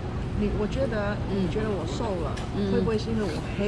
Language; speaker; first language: Chinese; early bilingual, heritage; Chinese